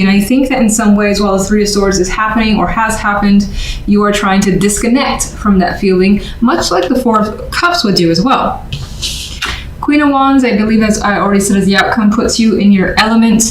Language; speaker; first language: English; native; English